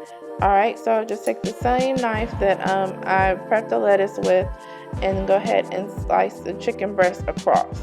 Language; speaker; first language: English; native; English